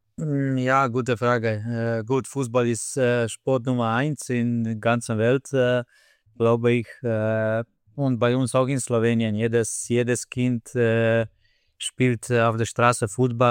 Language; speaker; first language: German; non-native, fluent; Slovenian